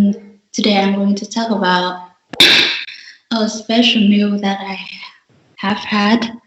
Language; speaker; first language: English; non-native, learner; Vietnamese